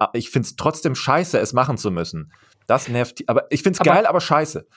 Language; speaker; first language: German; native; German